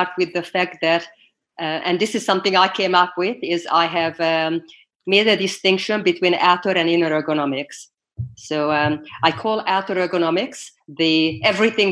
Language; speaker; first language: English; non-native, fluent; Hungarian